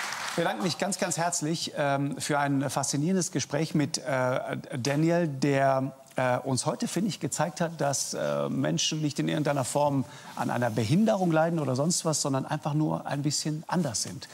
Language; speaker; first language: German; native; German